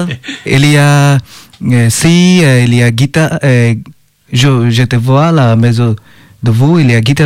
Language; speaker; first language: French; non-native, learner; Bangla